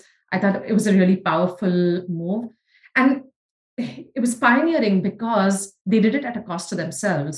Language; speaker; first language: English; non-native, local second language; Tamil